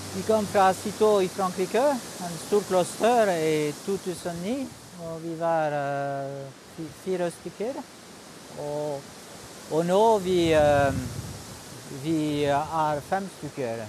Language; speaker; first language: Norwegian; non-native, learner; French